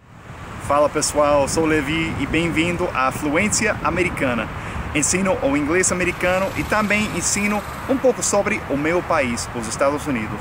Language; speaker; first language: Portuguese; non-native, fluent; English